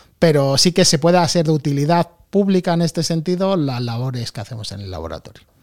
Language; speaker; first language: Spanish; native; Spanish